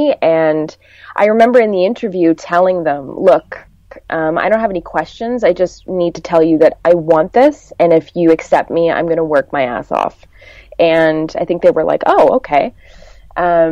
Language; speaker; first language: English; native; English